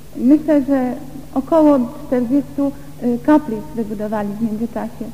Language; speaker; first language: Polish; native; Polish